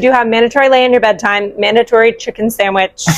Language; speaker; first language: English; native; English